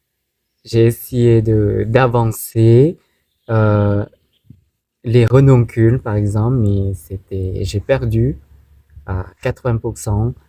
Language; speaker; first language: French; non-native, fluent; Thai